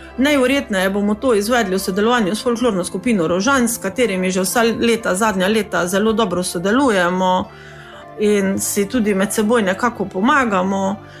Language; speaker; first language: Slovenian; native; Slovenian